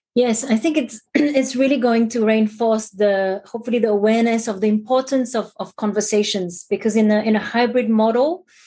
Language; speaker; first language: English; non-native, fluent; French